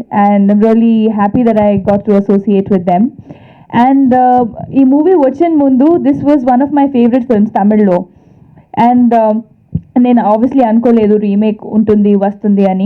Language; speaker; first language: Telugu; non-native, local second language; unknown